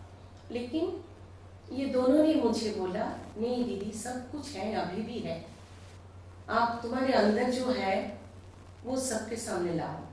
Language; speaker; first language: Hindi; non-native, local second language; Bangla